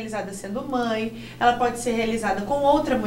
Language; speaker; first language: Portuguese; native; Portuguese